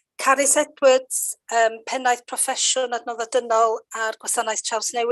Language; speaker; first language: Welsh; native; Welsh